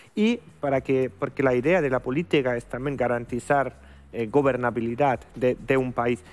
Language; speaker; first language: Spanish; non-native, fluent; German